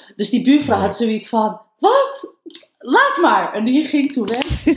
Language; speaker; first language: Dutch; early bilingual, other home language; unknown